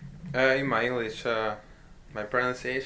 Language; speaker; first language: English; non-native, fluent; Hungarian